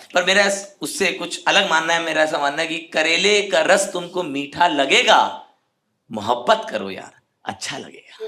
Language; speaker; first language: Hindi; native; Hindi